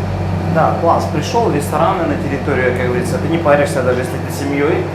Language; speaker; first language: Russian; native; Russian